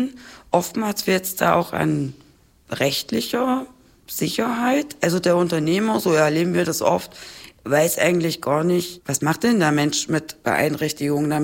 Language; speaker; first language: German; native; German